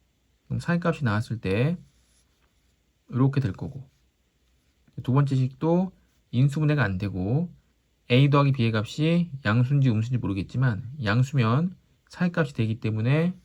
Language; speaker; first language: Korean; native; Korean